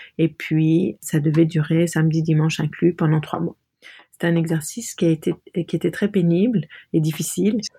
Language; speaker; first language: French; non-native, local second language; Arabic